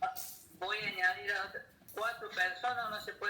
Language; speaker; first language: Spanish; native; Spanish